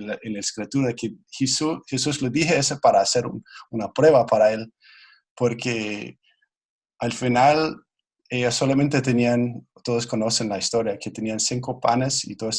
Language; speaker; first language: Spanish; non-native, fluent; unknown